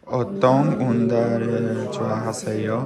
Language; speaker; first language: Korean; non-native, learner; Spanish